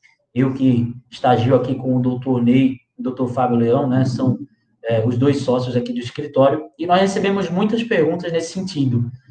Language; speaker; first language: Portuguese; native; Portuguese